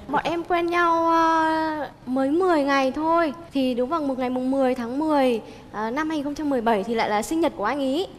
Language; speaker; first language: Vietnamese; native; Vietnamese